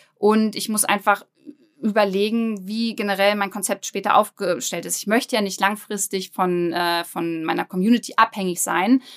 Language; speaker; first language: German; native; German